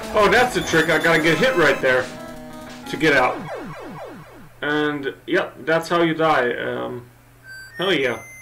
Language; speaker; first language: English; non-native, fluent; German